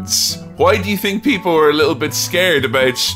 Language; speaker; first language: English; native; English